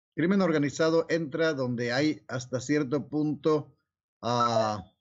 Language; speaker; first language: Spanish; native; Spanish